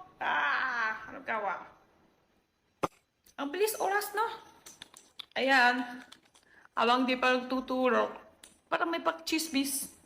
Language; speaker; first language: Filipino; non-native, learner; Chinese